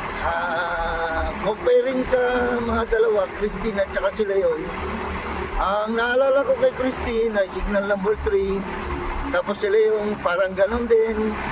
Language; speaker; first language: Filipino; non-native, local second language; Iloko